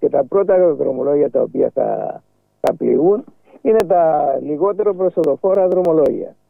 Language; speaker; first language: Greek; native; Greek